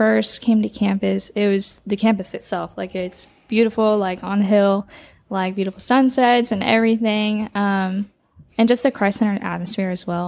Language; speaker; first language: English; native; English